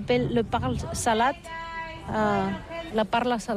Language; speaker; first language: French; non-native, learner; Catalan